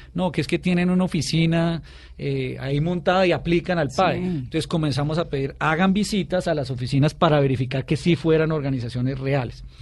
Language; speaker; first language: Spanish; native; Spanish